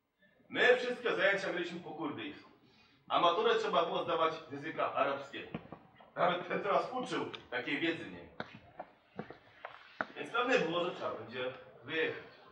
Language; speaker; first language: Polish; non-native, fluent; Kurdish